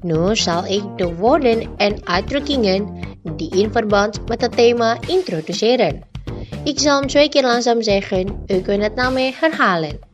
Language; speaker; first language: Dutch; non-native, learner; Indonesian